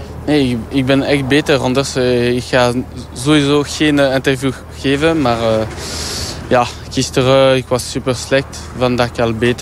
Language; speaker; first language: Dutch; non-native, learner; French